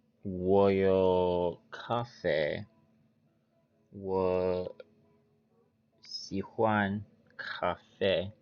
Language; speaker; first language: Chinese; non-native, learner; English